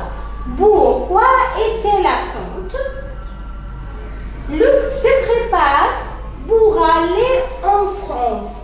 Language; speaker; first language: French; non-native, fluent; Arabic